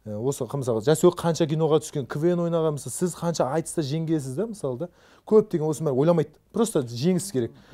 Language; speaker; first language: Kazakh; native; Kazakh